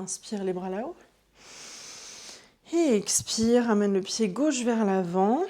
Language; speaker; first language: French; native; French